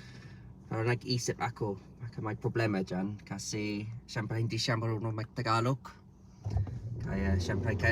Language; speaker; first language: Filipino; non-native, learner; English